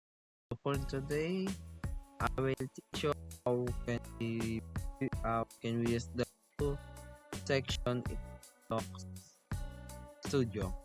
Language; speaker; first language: English; non-native, fluent; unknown